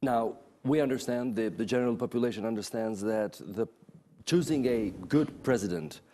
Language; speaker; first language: English; non-native, fluent; Albanian